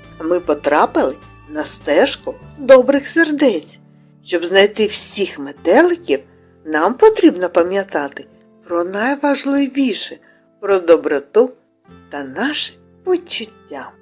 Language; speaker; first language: Ukrainian; native; Ukrainian